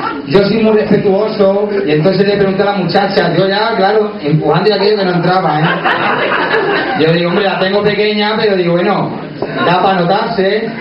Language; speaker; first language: Spanish; native; Spanish